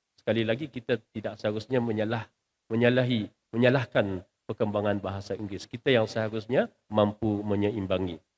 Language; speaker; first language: Malay; native; Malay